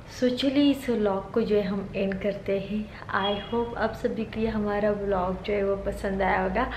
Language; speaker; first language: Hindi; non-native, local second language; Marathi